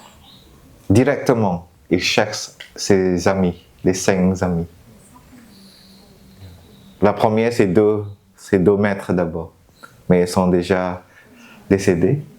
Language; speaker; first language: French; non-native, fluent; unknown